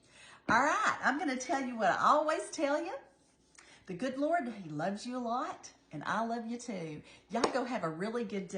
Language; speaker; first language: English; native; English